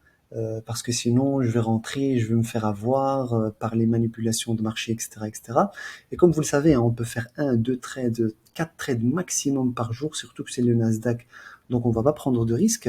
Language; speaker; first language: French; native; French